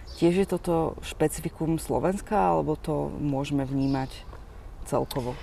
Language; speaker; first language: Slovak; native; Slovak